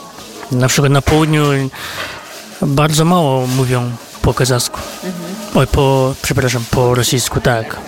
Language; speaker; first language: Polish; non-native, fluent; Kazakh